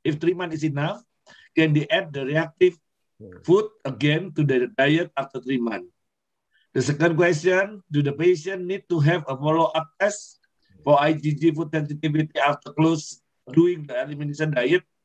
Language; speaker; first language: English; non-native, fluent; Indonesian